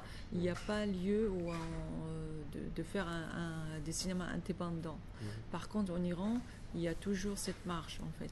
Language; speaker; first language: French; non-native, fluent; Arabic